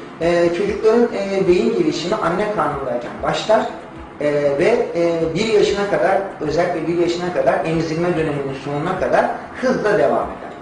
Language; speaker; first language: Turkish; native; Turkish